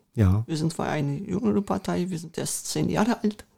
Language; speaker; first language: German; early bilingual, other home language; Russian